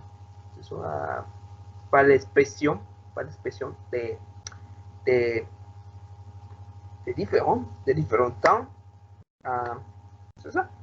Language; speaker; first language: French; non-native, learner; Spanish